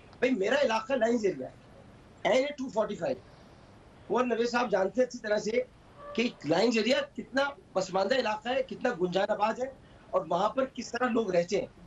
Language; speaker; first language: Urdu; native; Urdu